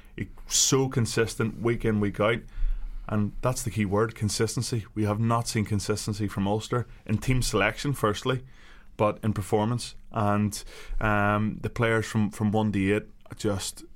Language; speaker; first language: English; native; English